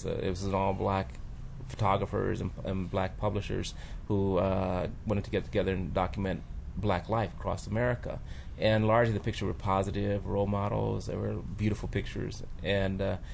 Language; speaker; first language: English; native; English